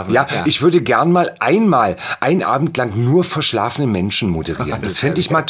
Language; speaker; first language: German; native; German